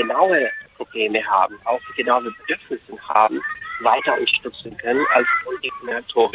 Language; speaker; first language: German; non-native, fluent; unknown